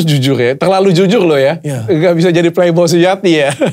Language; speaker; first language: Indonesian; native; Indonesian